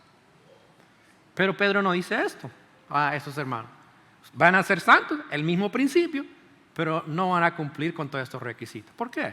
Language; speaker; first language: Spanish; native; Spanish